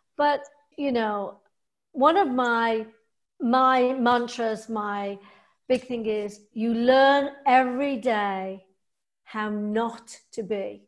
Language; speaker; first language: English; native; English